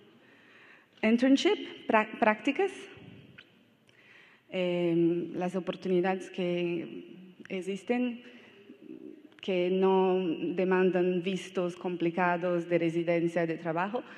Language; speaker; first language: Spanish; non-native, learner; Portuguese